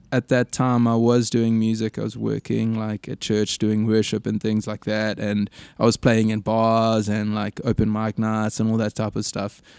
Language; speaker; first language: English; native; English